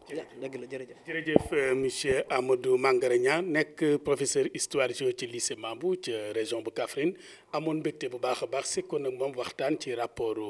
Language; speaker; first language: Wolof; native; Wolof